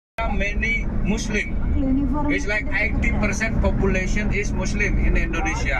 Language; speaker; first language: English; non-native, learner; Balinese